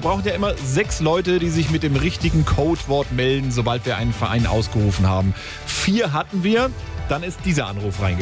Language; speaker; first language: German; native; German